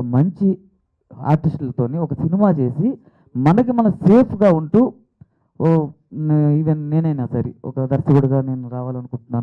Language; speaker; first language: Telugu; native; Telugu